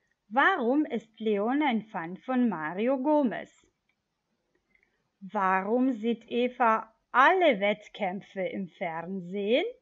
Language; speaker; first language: German; non-native, fluent; Macedonian